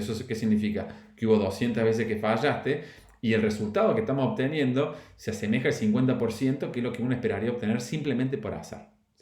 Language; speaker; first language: Spanish; native; Spanish